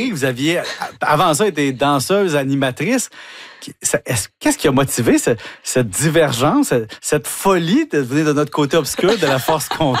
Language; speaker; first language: French; native; French